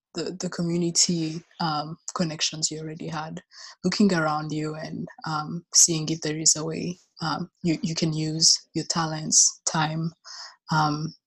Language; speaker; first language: English; non-native, local second language; Kinyarwanda